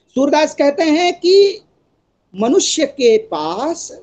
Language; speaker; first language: Hindi; native; Hindi